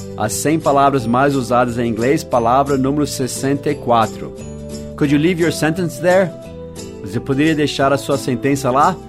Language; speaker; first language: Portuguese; non-native, fluent; English